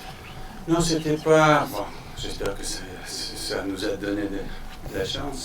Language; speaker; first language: French; non-native, fluent; Danish